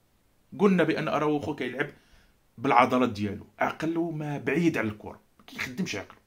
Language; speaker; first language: Arabic; native; Arabic